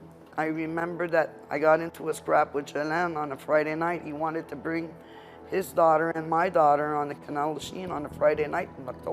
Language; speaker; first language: English; non-native, local second language; French